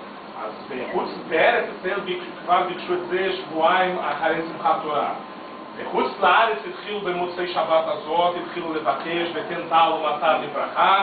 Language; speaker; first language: Hebrew; non-native, fluent; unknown